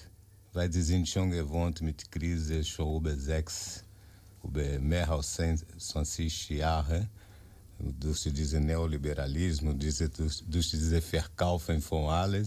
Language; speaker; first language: German; non-native, learner; Portuguese